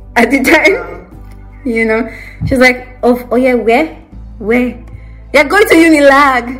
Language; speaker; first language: English; non-native, local second language; Yoruba